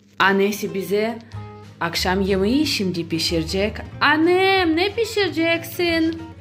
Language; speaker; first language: Turkish; non-native, learner; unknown